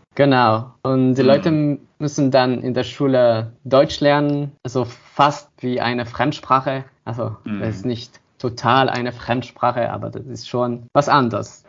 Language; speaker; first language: German; non-native, fluent; French